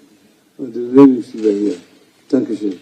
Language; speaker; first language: German; non-native, fluent; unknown